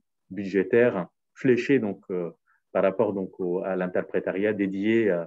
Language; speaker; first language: French; native; French